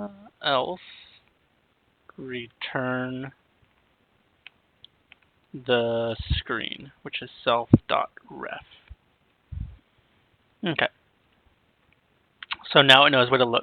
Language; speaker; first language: English; native; English